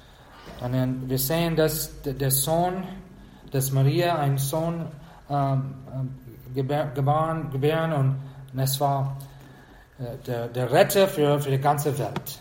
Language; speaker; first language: German; non-native, fluent; English